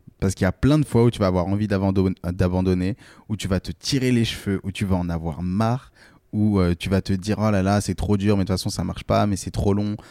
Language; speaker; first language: French; native; French